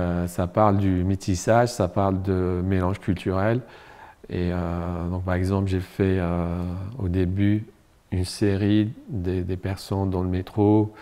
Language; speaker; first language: French; non-native, local second language; Arabic